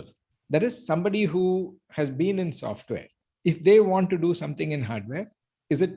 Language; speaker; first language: English; non-native, local second language; Tamil